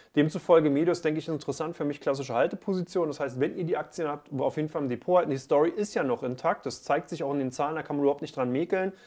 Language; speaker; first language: German; native; German